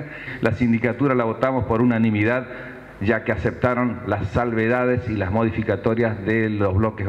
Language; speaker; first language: Spanish; native; Spanish